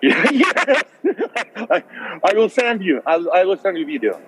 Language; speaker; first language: English; non-native, learner; Russian